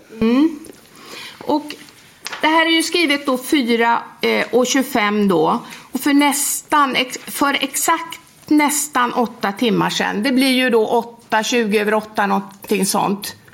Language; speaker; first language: Swedish; native; Swedish